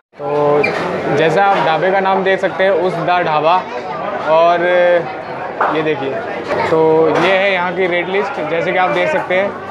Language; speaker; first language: Hindi; native; Hindi